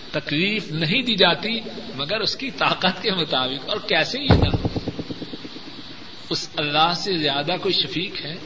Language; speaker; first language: Urdu; non-native, local second language; Punjabi